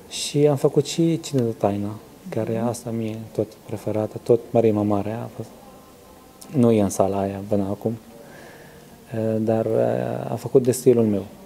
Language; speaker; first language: Romanian; non-native, learner; Arabic